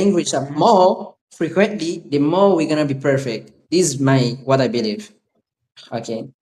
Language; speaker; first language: English; non-native, fluent; Haitian Creole